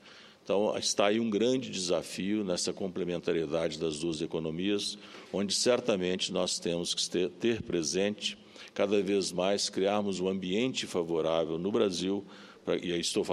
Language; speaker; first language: Portuguese; native; Portuguese